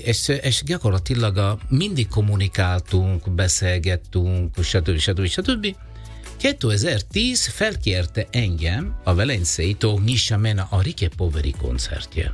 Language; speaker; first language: Hungarian; non-native, learner; Italian